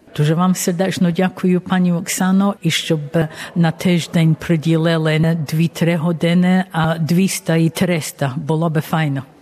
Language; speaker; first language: Ukrainian; early bilingual, heritage; Ukrainian